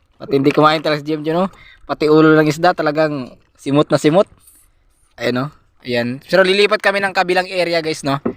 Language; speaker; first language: Filipino; native; Filipino